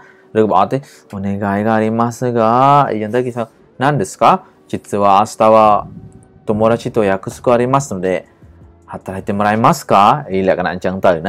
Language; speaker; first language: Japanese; non-native, learner; Khmer